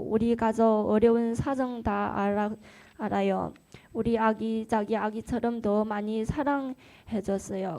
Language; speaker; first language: Korean; non-native, learner; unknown